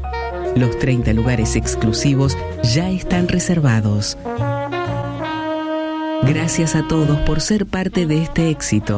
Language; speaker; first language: Spanish; native; Spanish